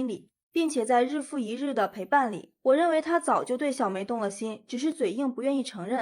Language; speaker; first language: Chinese; native; Chinese